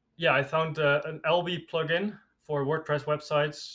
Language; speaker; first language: English; non-native, fluent; Dutch